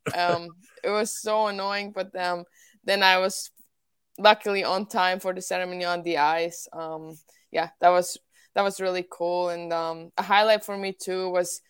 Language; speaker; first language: English; non-native, fluent; Swiss German